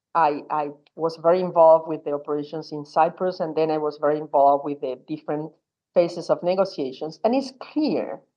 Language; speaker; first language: English; non-native, fluent; Spanish